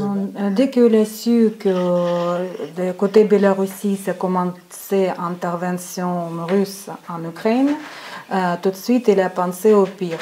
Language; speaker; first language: French; non-native, fluent; Ukrainian